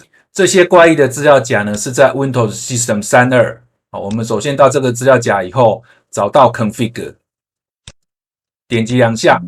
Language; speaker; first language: Chinese; native; Chinese